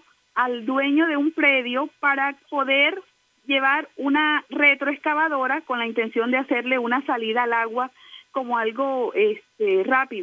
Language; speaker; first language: Spanish; native; Spanish